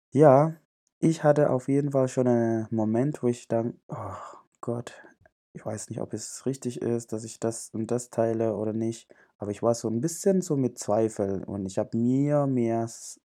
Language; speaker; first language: German; non-native, fluent; Indonesian